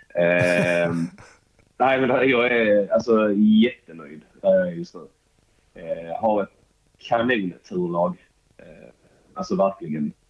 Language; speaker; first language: Swedish; native; Swedish